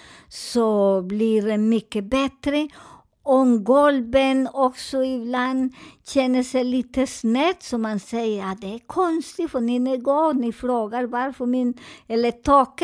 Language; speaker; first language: Swedish; non-native, fluent; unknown